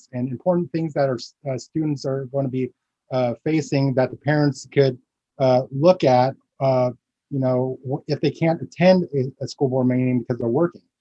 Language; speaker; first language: English; early bilingual, other home language; Filipino